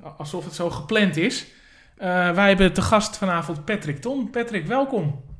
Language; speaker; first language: Dutch; native; Dutch